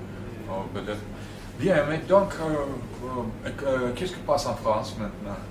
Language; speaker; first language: French; non-native, fluent; Russian